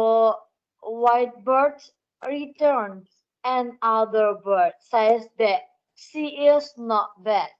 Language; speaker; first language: English; non-native, learner; Indonesian